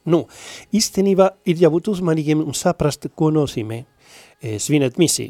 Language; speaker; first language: Latvian; non-native, fluent; Spanish